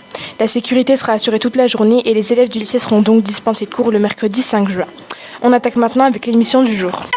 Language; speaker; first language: French; native; French